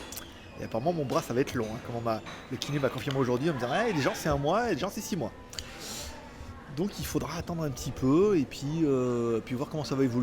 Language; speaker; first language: French; native; French